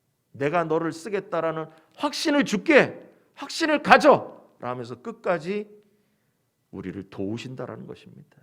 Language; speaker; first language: Korean; native; Korean